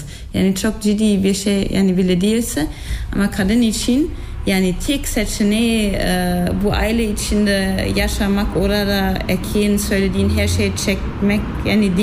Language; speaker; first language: Turkish; non-native, fluent; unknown